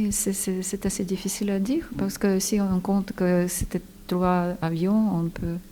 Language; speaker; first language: French; non-native, fluent; Ukrainian